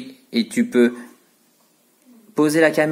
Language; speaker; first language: French; native; French